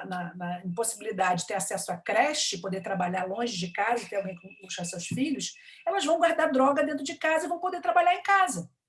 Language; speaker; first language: Portuguese; native; Portuguese